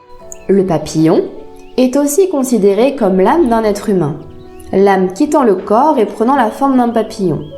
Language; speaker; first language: French; native; French